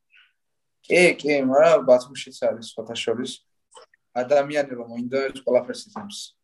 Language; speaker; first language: Georgian; native; Georgian